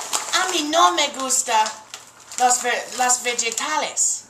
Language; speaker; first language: Spanish; non-native, learner; English